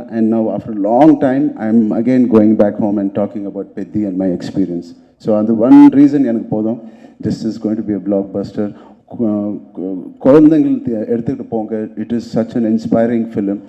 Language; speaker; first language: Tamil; non-native, local second language; Telugu